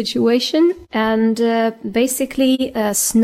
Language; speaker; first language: English; non-native, fluent; Ukrainian